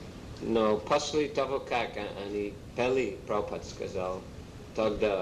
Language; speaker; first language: Russian; non-native, learner; English